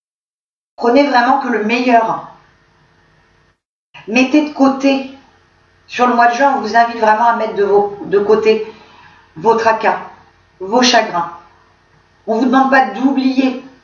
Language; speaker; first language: French; native; French